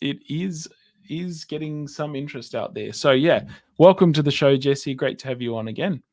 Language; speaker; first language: English; native; English